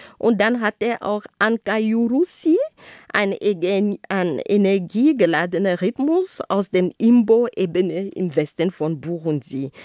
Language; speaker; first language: German; non-native, fluent; Ghomala